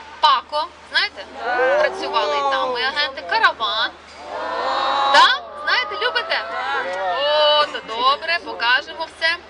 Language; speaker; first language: Ukrainian; native; Ukrainian